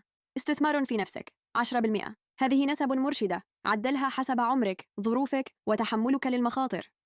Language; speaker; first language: Arabic; native; Arabic